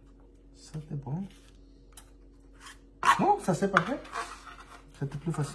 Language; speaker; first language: French; non-native, learner; Spanish